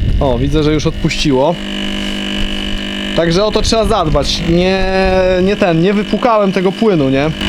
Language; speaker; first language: Polish; native; Polish